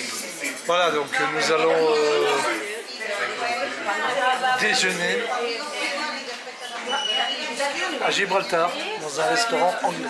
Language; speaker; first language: French; native; French